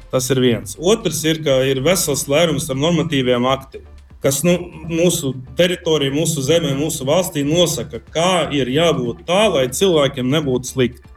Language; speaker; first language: Latvian; non-native, local second language; Russian